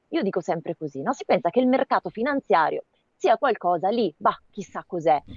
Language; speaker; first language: Italian; native; Italian